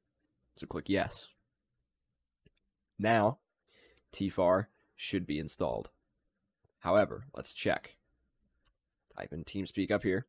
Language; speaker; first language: English; native; English